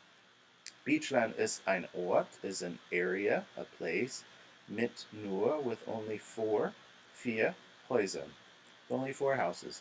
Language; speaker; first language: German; non-native, fluent; English